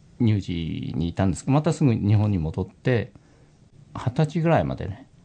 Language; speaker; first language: Japanese; native; Japanese